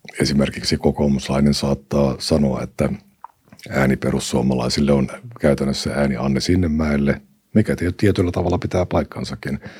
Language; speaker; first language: Finnish; native; Finnish